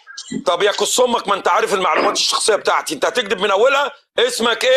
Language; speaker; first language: Arabic; native; Arabic